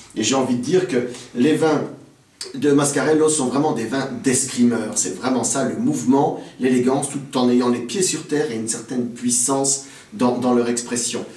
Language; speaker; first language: French; native; French